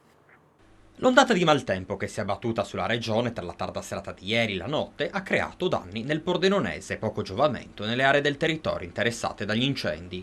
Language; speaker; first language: Italian; native; Italian